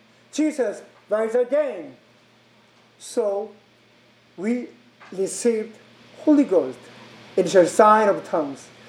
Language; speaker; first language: English; non-native, learner; Korean